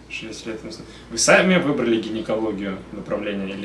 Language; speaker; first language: Russian; native; Russian